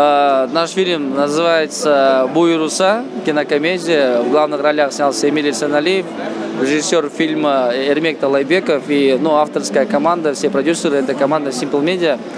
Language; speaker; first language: Russian; non-native, local second language; Kyrgyz